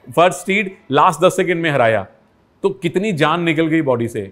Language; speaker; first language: Hindi; native; Hindi